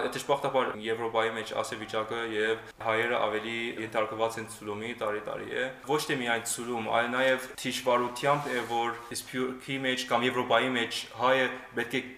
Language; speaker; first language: Armenian; early bilingual, heritage; Armenian